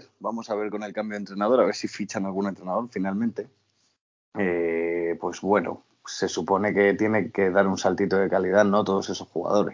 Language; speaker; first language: Spanish; native; Spanish